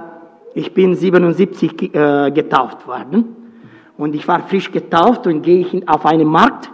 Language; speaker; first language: German; non-native, fluent; Romanian